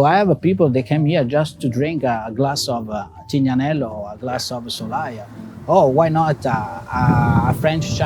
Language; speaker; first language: English; non-native, fluent; Italian